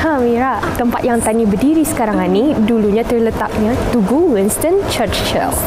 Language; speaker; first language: Malay; native; Malay